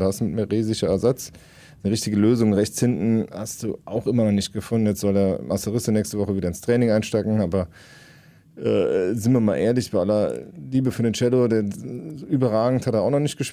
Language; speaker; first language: German; native; German